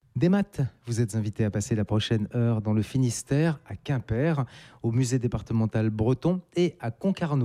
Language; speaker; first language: French; native; French